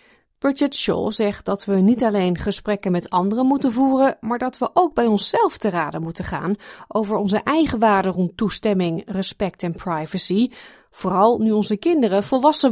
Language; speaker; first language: Dutch; native; Dutch